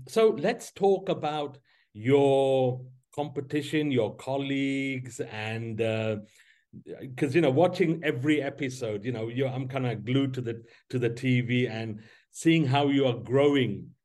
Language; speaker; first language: English; native; English